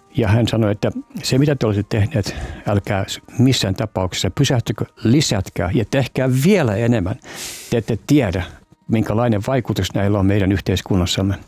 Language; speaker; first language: Finnish; native; Finnish